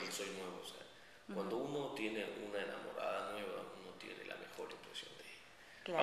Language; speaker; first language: Spanish; native; Spanish